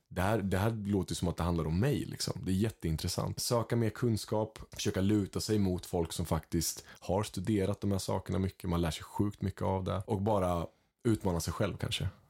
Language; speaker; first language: Swedish; early bilingual, other home language; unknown